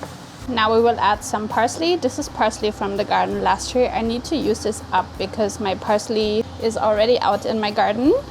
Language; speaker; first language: English; non-native, fluent; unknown